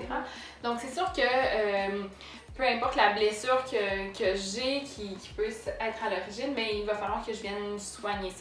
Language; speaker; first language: French; native; French